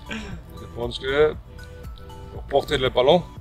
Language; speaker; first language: French; non-native, learner; Afrikaans